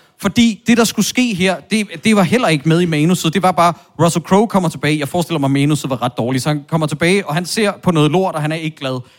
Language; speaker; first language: Danish; native; Danish